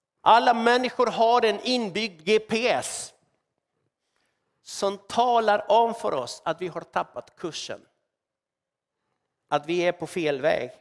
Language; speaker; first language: Swedish; non-native, fluent; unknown